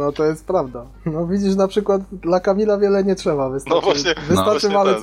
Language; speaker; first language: Polish; native; Polish